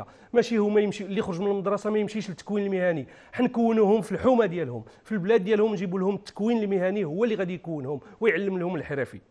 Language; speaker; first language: Arabic; native; Arabic